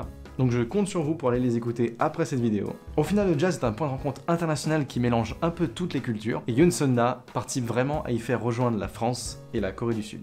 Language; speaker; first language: French; native; French